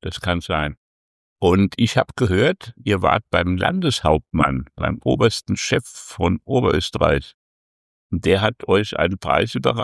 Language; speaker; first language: German; native; German